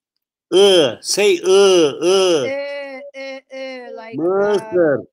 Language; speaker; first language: English; non-native, fluent; Turkish